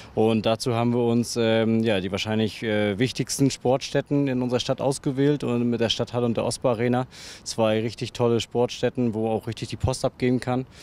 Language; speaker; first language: German; native; German